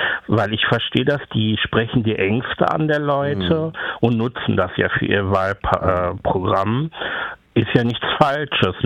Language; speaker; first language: German; native; German